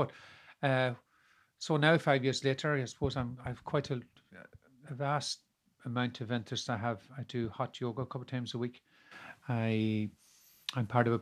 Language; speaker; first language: English; native; English